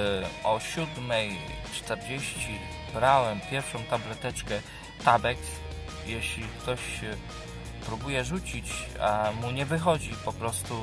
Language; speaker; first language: Polish; native; Polish